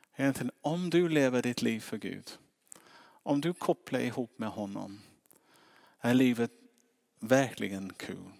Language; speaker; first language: Swedish; non-native, fluent; English